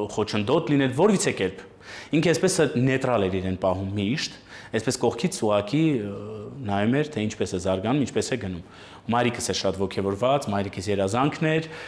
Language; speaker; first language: Armenian; early bilingual, heritage; Armenian